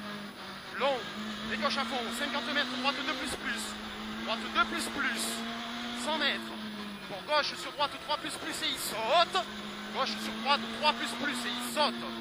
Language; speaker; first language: French; native; French